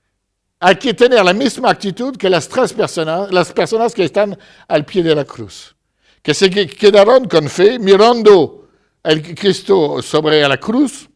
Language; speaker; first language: Spanish; non-native, fluent; French